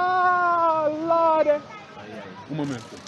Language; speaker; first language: Spanish; non-native, learner; English